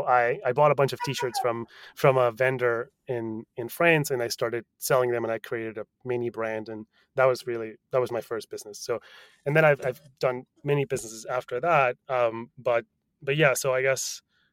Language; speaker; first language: English; non-native, fluent; Spanish